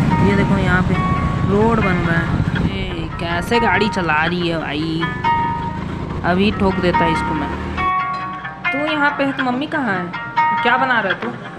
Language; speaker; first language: Hindi; native; Hindi